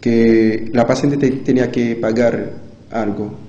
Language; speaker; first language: Spanish; non-native, fluent; Haitian Creole